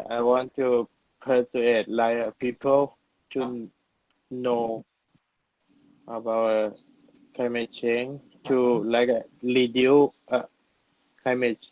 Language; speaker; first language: English; non-native, learner; Thai